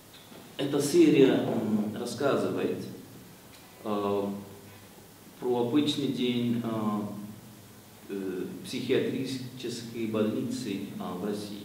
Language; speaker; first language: Russian; non-native, fluent; Swedish